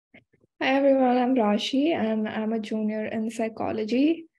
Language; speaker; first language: English; non-native, local second language; Hindi